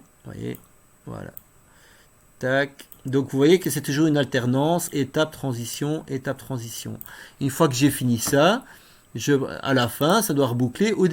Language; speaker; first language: French; native; French